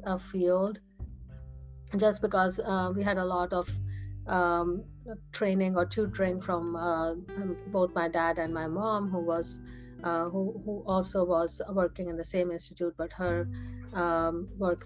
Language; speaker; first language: English; non-native, local second language; Hindi